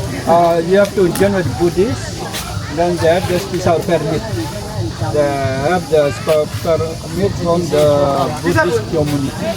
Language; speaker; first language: English; non-native, learner; Indonesian